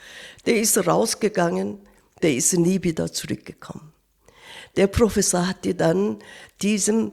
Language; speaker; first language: German; non-native, fluent; Korean